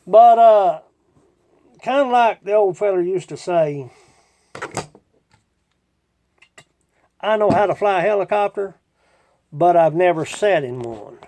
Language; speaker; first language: English; native; English